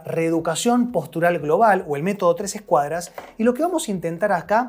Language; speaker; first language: Spanish; native; Spanish